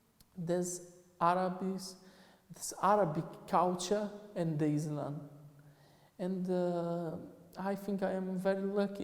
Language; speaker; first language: English; non-native, fluent; Portuguese